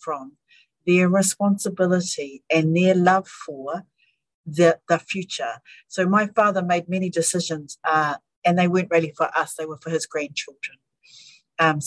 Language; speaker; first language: English; native; English